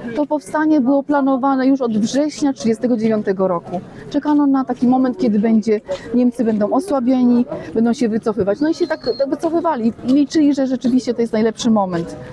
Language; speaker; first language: Polish; native; Polish